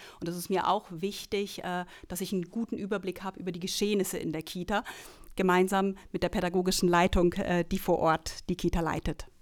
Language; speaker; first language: German; native; German